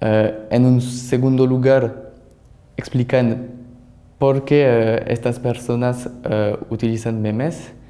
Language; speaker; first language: Spanish; non-native, learner; French